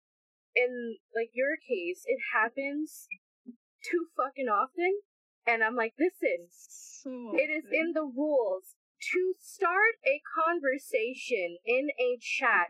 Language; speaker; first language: English; native; English